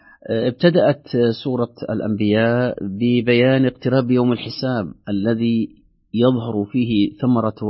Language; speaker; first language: Arabic; native; Arabic